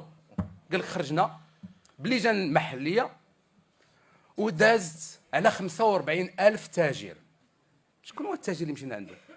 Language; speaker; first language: Arabic; native; Arabic